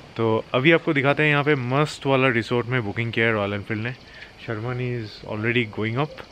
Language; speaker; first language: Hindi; non-native, local second language; Bangla